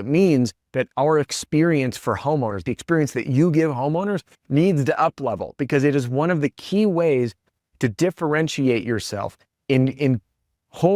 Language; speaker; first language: English; native; English